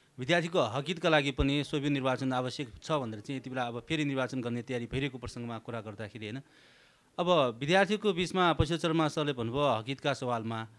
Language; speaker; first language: Nepali; native; Nepali